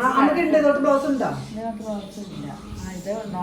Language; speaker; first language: Malayalam; native; Malayalam